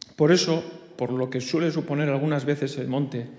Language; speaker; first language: Spanish; non-native, local second language; Basque